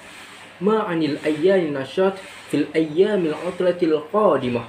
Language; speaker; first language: Arabic; non-native, learner; Malay